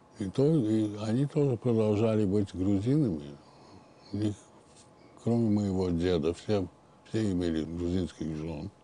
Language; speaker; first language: Russian; early bilingual, heritage; Russian